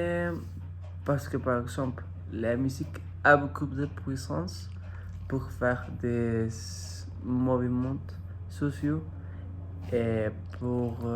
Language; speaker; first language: French; non-native, fluent; Spanish